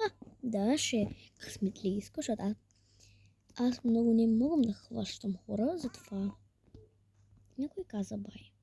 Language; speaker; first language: Bulgarian; early bilingual, heritage; Bulgarian